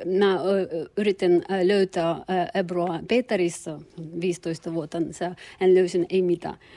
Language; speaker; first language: Finnish; non-native, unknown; Russian